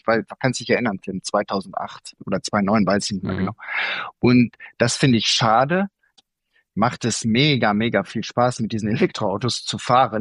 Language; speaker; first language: German; native; German